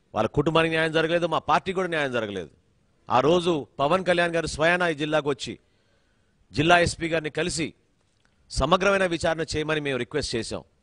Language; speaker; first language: Telugu; native; Telugu